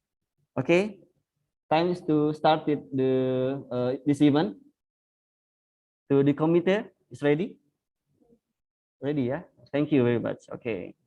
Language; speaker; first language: English; non-native, fluent; Indonesian